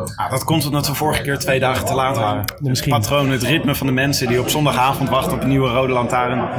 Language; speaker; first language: Dutch; native; Dutch